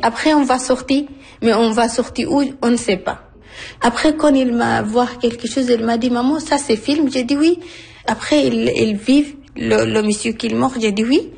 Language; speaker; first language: French; non-native, learner; Arabic